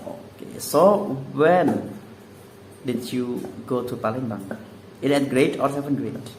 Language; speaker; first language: English; non-native, learner; Indonesian